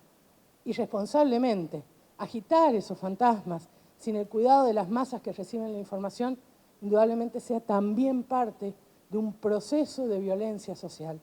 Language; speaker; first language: Spanish; native; Spanish